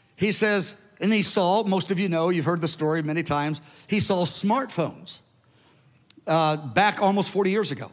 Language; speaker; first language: English; native; English